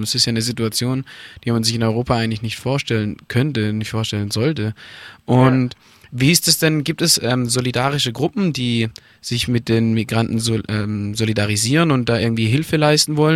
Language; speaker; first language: German; native; German